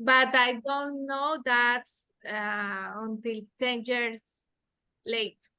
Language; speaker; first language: English; non-native, learner; Spanish